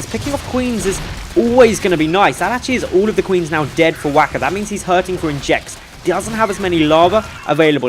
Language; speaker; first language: English; native; English